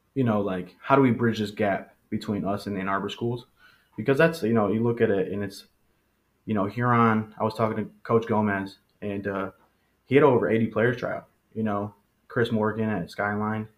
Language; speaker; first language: English; early bilingual, other home language; Spanish